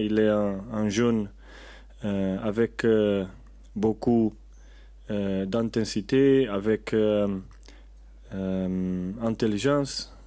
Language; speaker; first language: French; non-native, learner; Portuguese